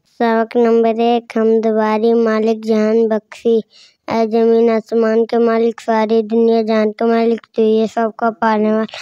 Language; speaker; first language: Hindi; native; Hindi